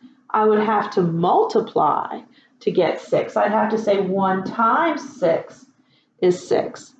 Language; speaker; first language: English; native; English